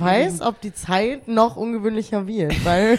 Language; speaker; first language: German; native; German